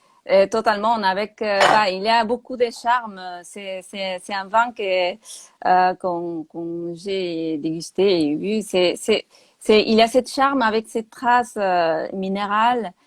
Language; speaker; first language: French; non-native, fluent; Spanish